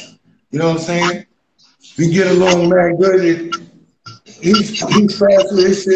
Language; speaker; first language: English; native; English